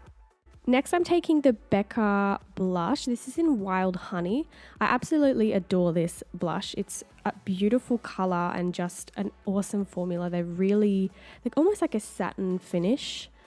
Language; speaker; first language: English; native; English